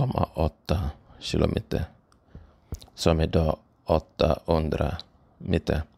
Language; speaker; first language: Swedish; non-native, fluent; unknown